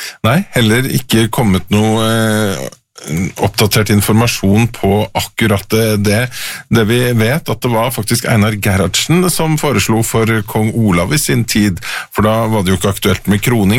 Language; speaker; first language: Norwegian; native; Norwegian